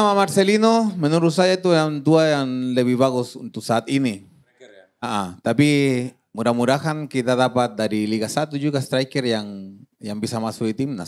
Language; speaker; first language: Indonesian; non-native, fluent; Spanish